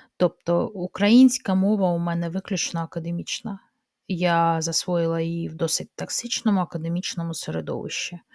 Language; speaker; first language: Ukrainian; non-native, local second language; Russian